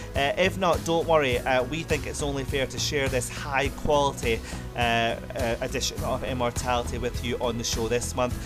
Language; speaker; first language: English; native; English